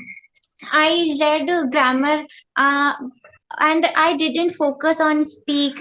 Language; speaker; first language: English; non-native, learner; Hindi